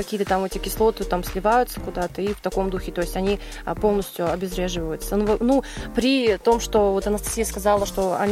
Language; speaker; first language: Russian; non-native, local second language; Yakut